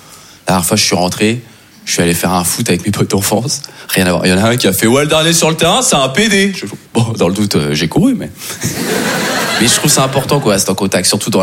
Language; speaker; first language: French; native; French